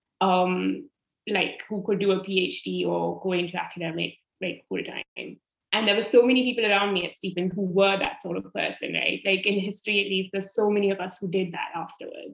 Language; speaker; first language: English; non-native, local second language; Hindi